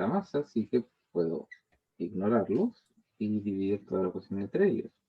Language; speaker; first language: Spanish; native; Spanish